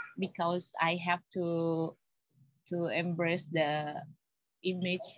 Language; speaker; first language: English; non-native, learner; Indonesian